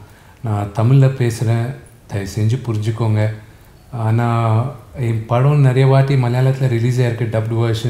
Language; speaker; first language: Tamil; non-native, local second language; Telugu